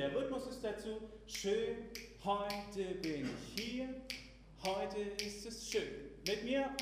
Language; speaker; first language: German; native; German